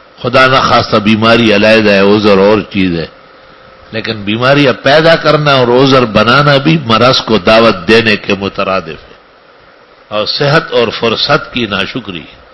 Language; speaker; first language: Urdu; non-native, local second language; Pashto